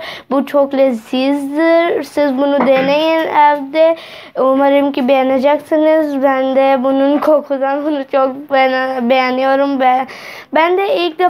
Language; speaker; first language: Turkish; non-native, learner; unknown